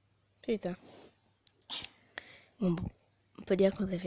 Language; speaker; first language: French; native; French